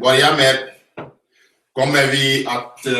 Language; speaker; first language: Swedish; non-native, fluent; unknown